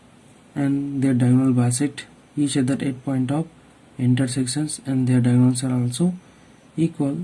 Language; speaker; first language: English; non-native, local second language; Hindi